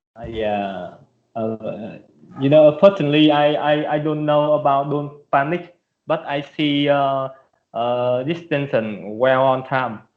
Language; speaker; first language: English; non-native, learner; Vietnamese